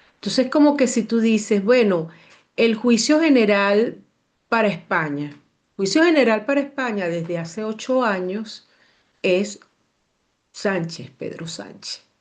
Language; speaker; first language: Spanish; native; Spanish